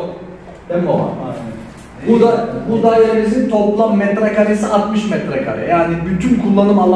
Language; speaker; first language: Turkish; native; Turkish